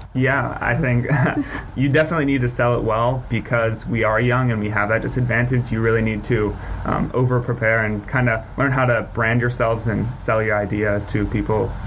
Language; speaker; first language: English; native; English